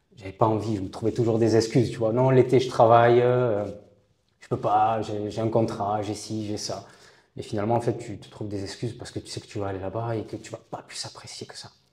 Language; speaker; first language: French; native; French